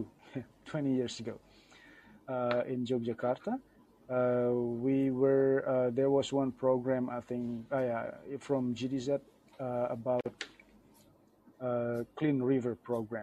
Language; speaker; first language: English; non-native, fluent; Indonesian